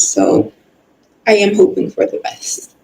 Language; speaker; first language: English; non-native, fluent; Hebrew